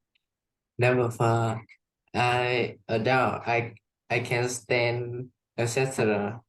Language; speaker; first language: English; non-native, learner; Vietnamese